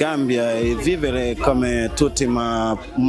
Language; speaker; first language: Italian; non-native, learner; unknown